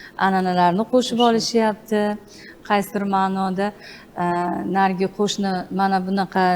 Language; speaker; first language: Uzbek; native; Uzbek